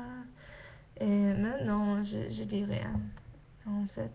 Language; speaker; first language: French; non-native, learner; English